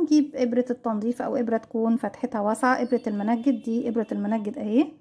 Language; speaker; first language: Arabic; native; Arabic